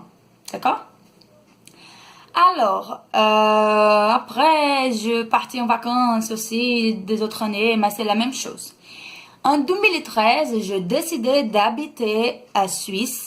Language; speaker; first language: French; non-native, learner; Portuguese